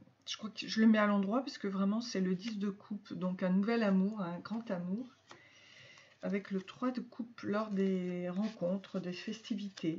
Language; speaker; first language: French; native; French